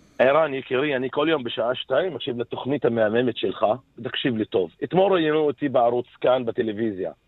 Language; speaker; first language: Hebrew; non-native, local second language; Arabic